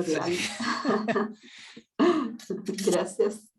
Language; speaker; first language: Spanish; non-native, fluent; Portuguese